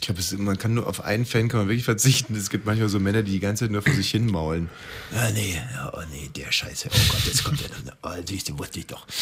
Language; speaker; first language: German; native; German